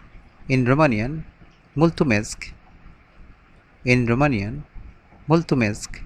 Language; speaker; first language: Romanian; non-native, learner; Bangla